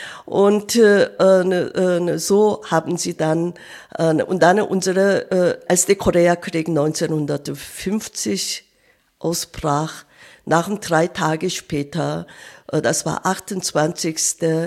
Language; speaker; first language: German; non-native, fluent; Korean